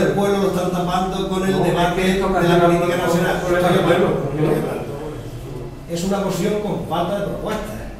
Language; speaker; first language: Spanish; native; Spanish